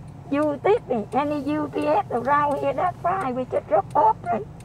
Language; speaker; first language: English; non-native, learner; Vietnamese